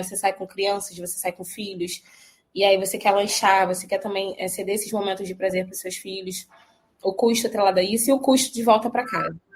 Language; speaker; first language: Portuguese; native; Portuguese